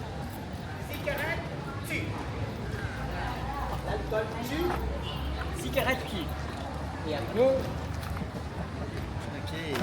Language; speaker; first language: French; non-native, fluent; Thai